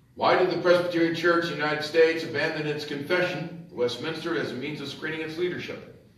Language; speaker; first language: English; native; English